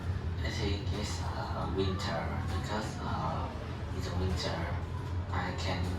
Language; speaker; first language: English; non-native, learner; Vietnamese